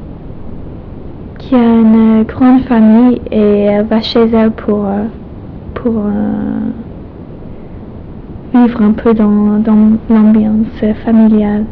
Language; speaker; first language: French; non-native, fluent; English